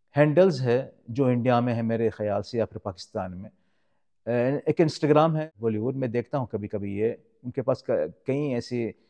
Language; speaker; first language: Urdu; non-native, fluent; Arabic